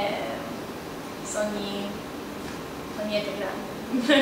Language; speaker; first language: Italian; non-native, fluent; Maltese